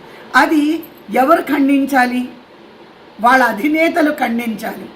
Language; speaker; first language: Telugu; native; Telugu